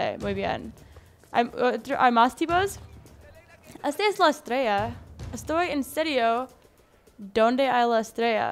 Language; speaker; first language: Spanish; non-native, learner; English